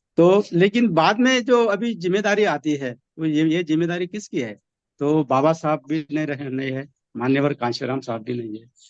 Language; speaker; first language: Hindi; non-native, local second language; Marathi